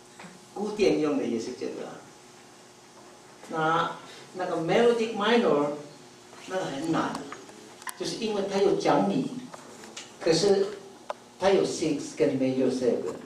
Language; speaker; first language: Chinese; non-native, fluent; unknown